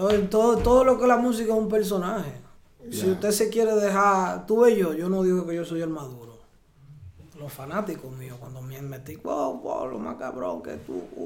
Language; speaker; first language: Spanish; early bilingual, heritage; Spanish